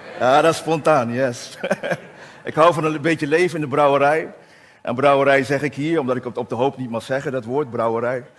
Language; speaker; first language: Dutch; native; Dutch